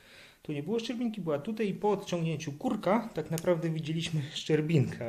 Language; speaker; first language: Polish; native; Polish